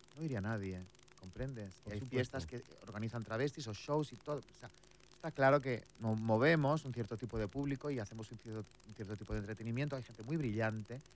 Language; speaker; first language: Spanish; native; Spanish